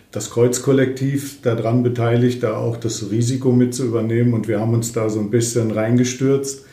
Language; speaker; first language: German; native; German